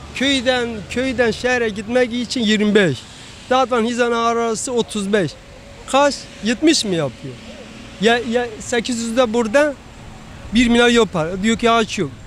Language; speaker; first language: Turkish; non-native, local second language; Kurdish